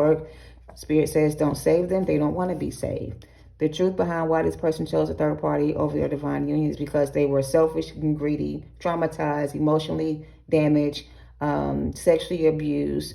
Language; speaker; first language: English; native; English